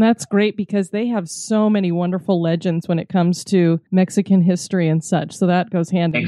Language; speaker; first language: English; native; English